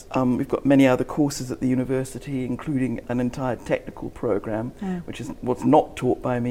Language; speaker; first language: English; native; English